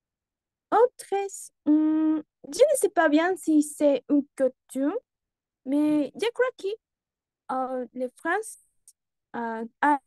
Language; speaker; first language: French; non-native, learner; Spanish